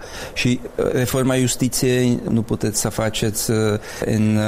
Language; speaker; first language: Romanian; non-native, learner; Czech